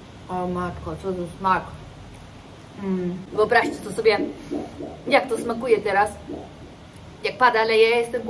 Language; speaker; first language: Polish; native; Polish